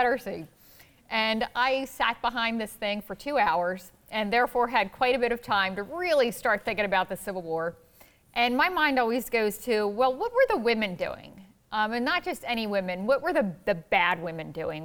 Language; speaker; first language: English; native; English